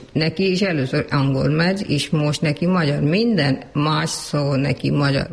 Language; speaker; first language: Hungarian; non-native, learner; Urdu